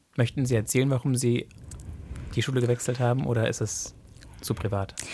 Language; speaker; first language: German; native; German